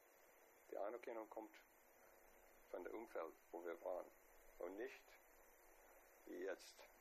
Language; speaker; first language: German; non-native, fluent; English